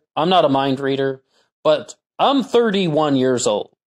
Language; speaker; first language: English; native; English